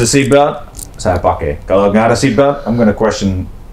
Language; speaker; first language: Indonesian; non-native, learner; English